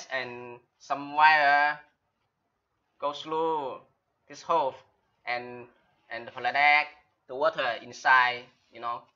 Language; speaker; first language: English; non-native, learner; Chinese